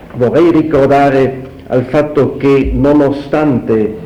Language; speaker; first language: Italian; non-native, fluent; German